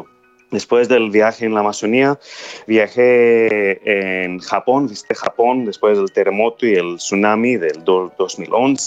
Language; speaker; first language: Spanish; non-native, fluent; Greek